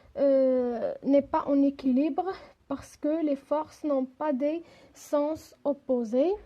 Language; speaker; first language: French; non-native, local second language; Arabic